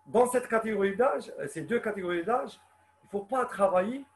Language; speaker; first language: French; non-native, local second language; Arabic